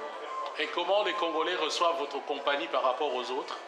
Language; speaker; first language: French; native; French